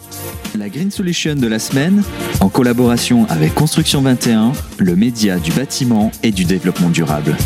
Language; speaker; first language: French; native; French